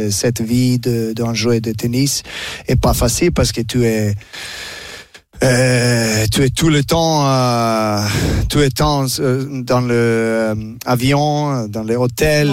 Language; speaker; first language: French; non-native, learner; Serbian